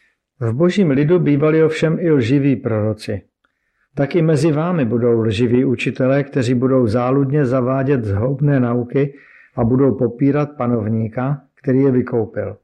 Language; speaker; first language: Czech; native; Czech